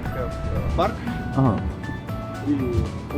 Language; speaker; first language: English; non-native, learner; Russian